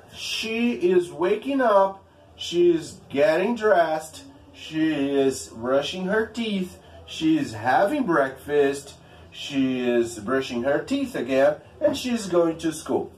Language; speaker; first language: English; non-native, fluent; Portuguese